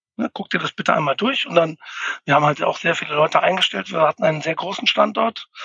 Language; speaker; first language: German; native; German